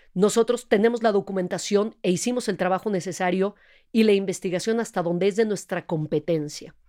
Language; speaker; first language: Spanish; native; Spanish